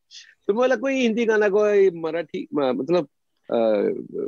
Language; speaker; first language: English; non-native, local second language; Tamil